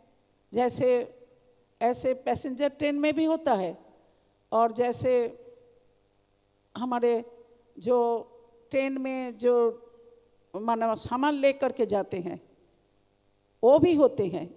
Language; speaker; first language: Hindi; non-native, local second language; Bangla